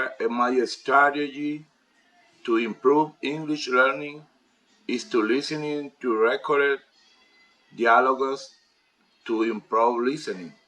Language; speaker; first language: English; non-native, learner; Spanish